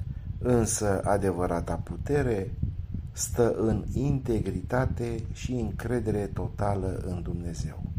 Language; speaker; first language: Romanian; native; Romanian